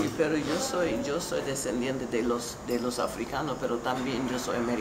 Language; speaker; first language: Spanish; non-native, fluent; English